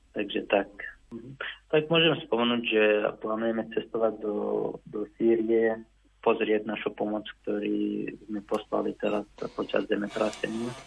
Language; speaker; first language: Slovak; non-native, fluent; Arabic